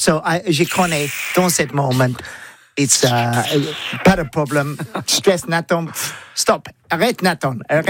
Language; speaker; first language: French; non-native, learner; English